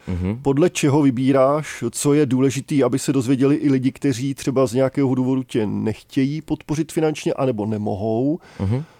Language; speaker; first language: Czech; native; Czech